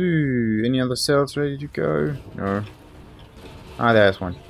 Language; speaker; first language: English; non-native, fluent; German